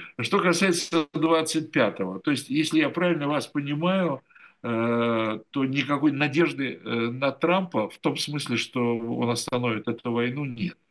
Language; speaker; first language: Russian; native; Russian